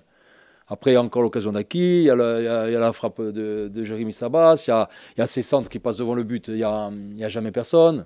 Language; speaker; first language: French; native; French